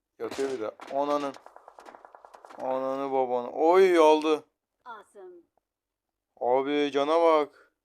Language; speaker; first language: Turkish; native; Turkish